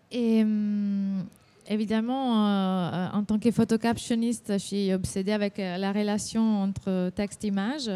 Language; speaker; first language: French; non-native, fluent; Italian